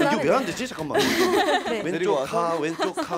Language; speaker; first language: Korean; native; Korean